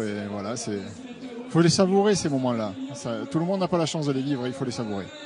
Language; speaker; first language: French; native; French